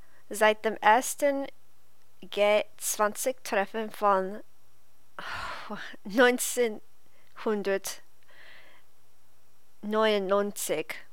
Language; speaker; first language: German; non-native, learner; English